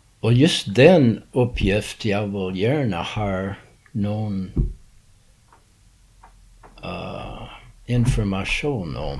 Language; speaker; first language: Swedish; non-native, learner; English